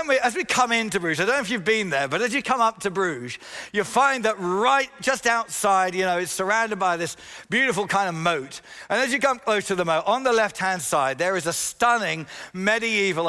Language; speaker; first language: English; native; English